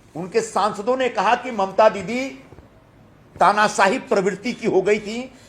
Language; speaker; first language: Hindi; non-native, local second language; Marathi